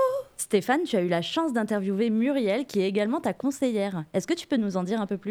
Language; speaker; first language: French; native; French